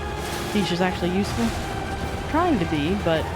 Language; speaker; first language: English; native; English